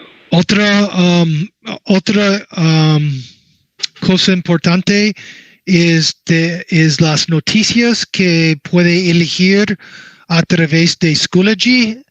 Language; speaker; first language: Spanish; non-native, learner; English